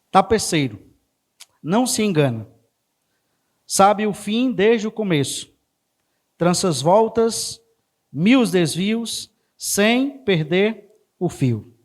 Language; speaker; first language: Portuguese; native; Portuguese